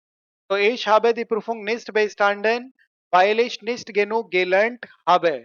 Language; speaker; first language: German; non-native, fluent; Hindi